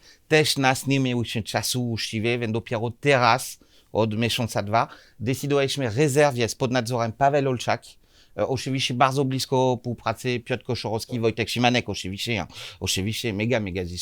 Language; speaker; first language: Polish; non-native, learner; French